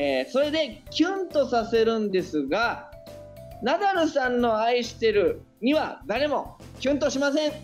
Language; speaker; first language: Japanese; native; Japanese